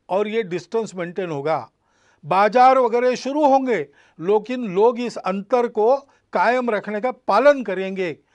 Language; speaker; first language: Hindi; non-native, local second language; Marathi